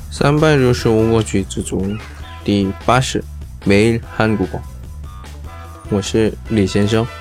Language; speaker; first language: Chinese; non-native, learner; Korean